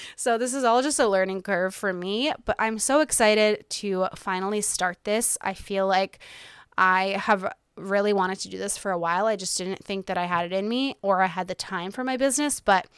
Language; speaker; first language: English; early bilingual, other home language; Ukrainian